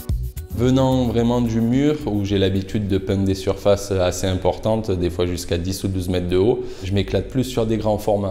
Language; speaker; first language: French; native; French